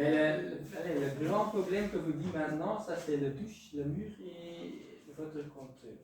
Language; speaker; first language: French; non-native, local second language; Dutch